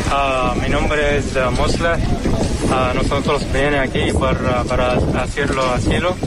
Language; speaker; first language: Spanish; non-native, learner; Arabic